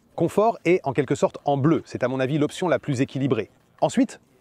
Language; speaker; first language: French; non-native, fluent; German